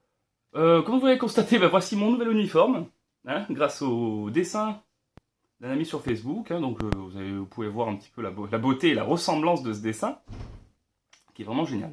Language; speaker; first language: French; native; French